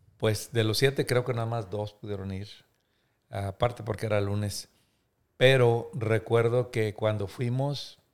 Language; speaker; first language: Spanish; native; Spanish